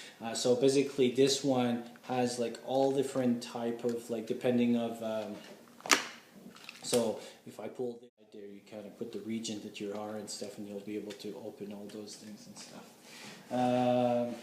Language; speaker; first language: English; non-native, fluent; French